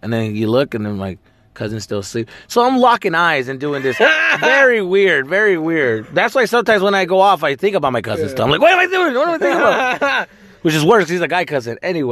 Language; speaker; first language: English; early bilingual, other home language; Spanish